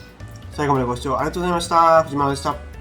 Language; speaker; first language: Japanese; native; Japanese